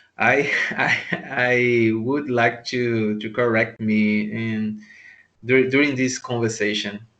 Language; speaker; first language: English; non-native, learner; Portuguese